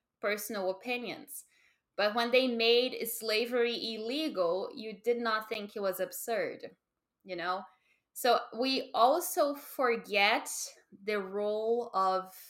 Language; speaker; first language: English; non-native, fluent; Portuguese